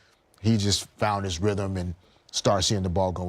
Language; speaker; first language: English; native; English